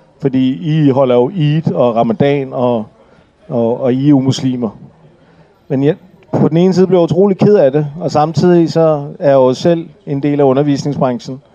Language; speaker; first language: Danish; early bilingual, other home language; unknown